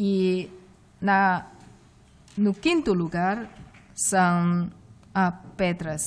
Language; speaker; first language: Portuguese; non-native, fluent; Chinese